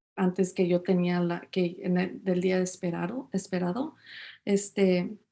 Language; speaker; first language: Spanish; early bilingual, heritage; Spanish